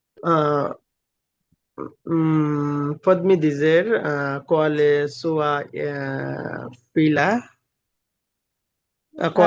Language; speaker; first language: Portuguese; non-native, learner; Bangla